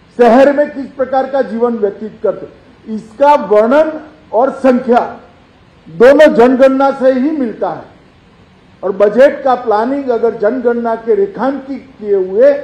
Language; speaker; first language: Hindi; non-native, local second language; Gujarati